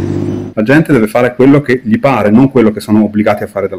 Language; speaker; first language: Italian; native; Italian